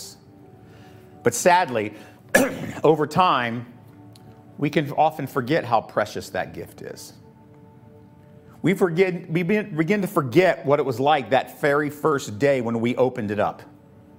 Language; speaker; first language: English; native; English